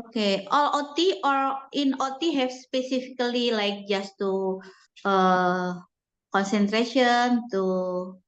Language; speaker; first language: English; non-native, learner; Indonesian